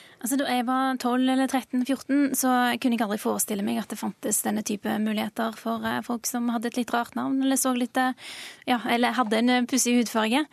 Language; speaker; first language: Norwegian; early bilingual, other home language; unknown